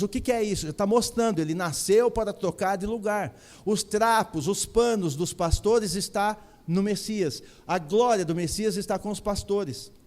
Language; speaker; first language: Portuguese; native; Portuguese